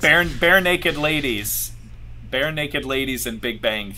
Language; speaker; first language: English; native; English